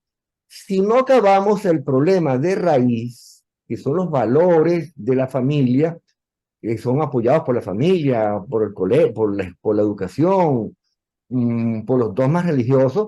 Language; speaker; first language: Spanish; native; Spanish